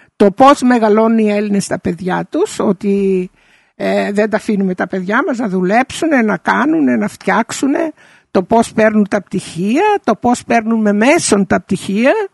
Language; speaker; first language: Greek; early bilingual, heritage; Greek